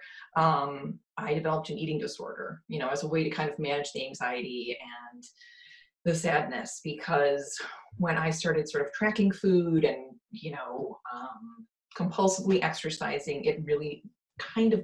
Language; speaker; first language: English; native; English